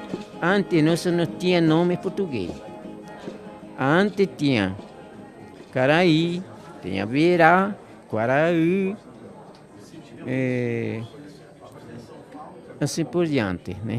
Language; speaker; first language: Portuguese; non-native, local second language; Guarani